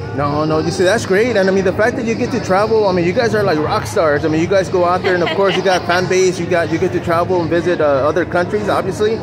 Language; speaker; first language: English; native; English